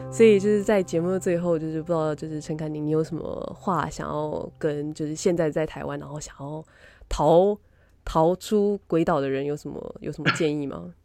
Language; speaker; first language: Chinese; native; Chinese